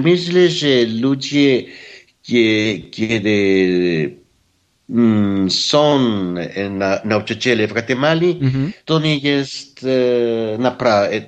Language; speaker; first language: Polish; non-native, learner; Spanish